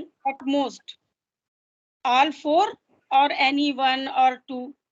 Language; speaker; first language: English; non-native, local second language; Hindi